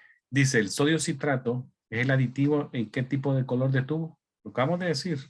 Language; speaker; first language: Spanish; native; Spanish